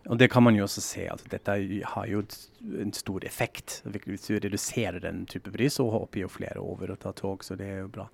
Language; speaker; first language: Norwegian; non-native, fluent; German